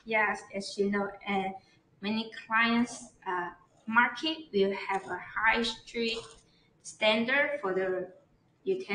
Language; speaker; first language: English; non-native, learner; Chinese